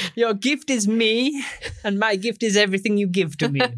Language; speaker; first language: English; native; English